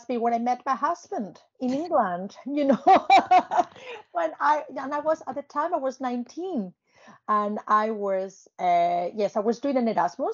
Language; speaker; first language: English; non-native, fluent; Spanish